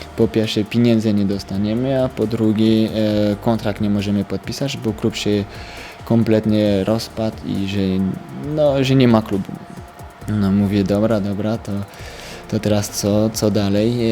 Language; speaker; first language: Polish; early bilingual, heritage; French